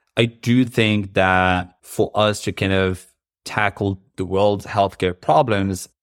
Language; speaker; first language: English; non-native, fluent; Arabic